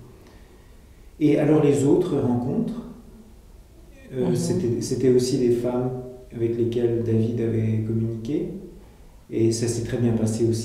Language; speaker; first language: French; native; French